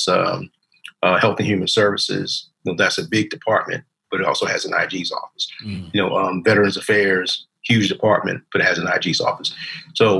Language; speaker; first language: English; native; English